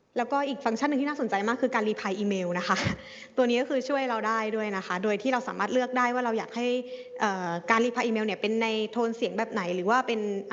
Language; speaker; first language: Thai; native; Thai